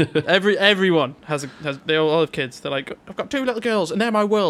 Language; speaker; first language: English; native; English